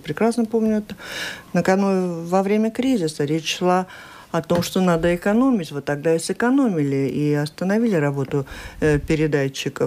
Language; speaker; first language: Russian; native; Russian